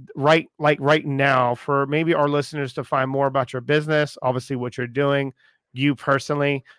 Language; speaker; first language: English; native; English